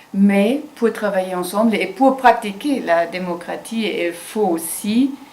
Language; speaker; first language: French; non-native, fluent; German